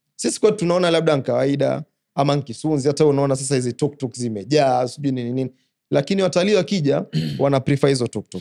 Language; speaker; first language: Swahili; native; Swahili